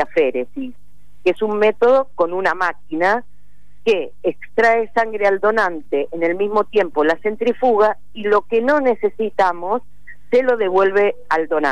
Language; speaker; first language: Spanish; native; Spanish